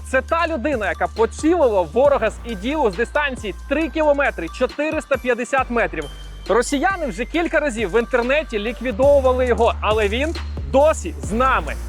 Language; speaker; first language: Ukrainian; native; Ukrainian